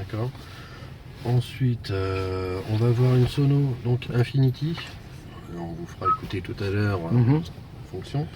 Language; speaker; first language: French; native; French